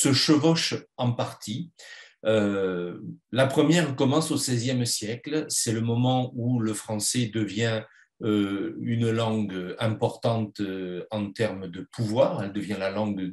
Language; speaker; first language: French; native; French